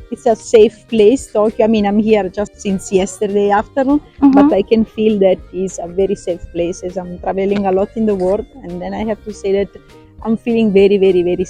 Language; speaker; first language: English; non-native, fluent; Italian